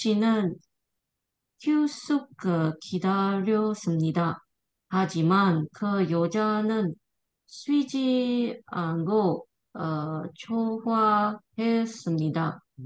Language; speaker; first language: Korean; non-native, learner; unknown